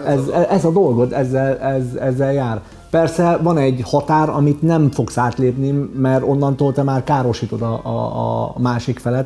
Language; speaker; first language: Hungarian; early bilingual, other home language; Arabic